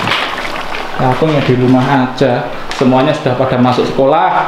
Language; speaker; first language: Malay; non-native, local second language; Javanese